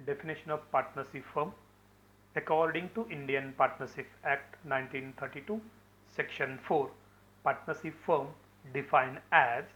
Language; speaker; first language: English; non-native, local second language; Marathi